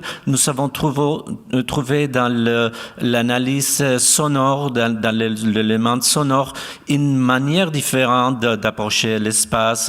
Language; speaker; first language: French; non-native, fluent; Spanish